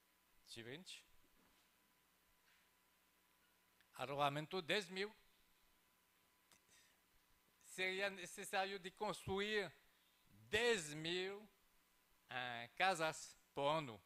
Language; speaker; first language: Portuguese; non-native, fluent; French